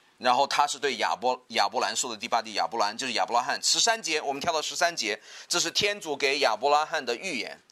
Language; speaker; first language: Chinese; native; Chinese